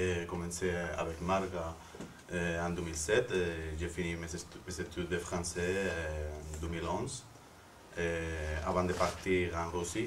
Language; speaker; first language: French; non-native, fluent; Spanish